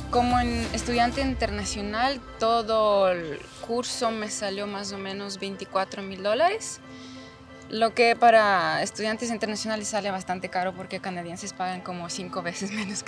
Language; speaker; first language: Spanish; non-native, fluent; Ukrainian